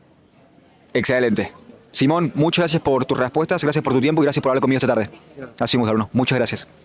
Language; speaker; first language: Spanish; native; Spanish